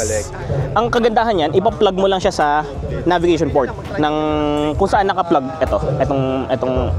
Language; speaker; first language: Filipino; native; Filipino